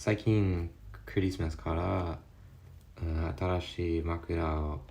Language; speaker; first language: Japanese; non-native, learner; English